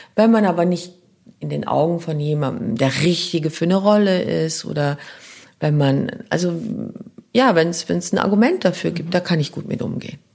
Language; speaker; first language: German; non-native, local second language; French